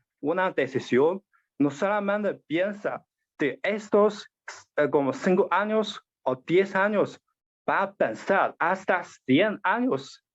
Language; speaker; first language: Spanish; non-native, learner; Chinese